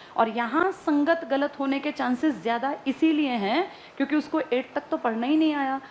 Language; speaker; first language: Hindi; native; Hindi